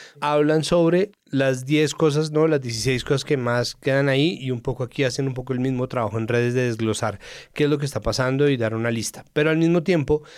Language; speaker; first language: Spanish; native; Spanish